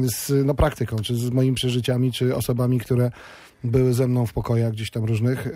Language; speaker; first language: Polish; native; Polish